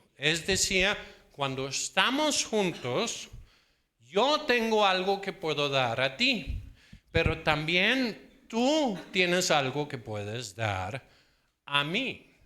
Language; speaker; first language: Spanish; non-native, fluent; Danish